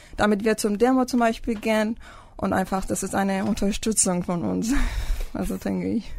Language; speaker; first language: German; non-native, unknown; Persian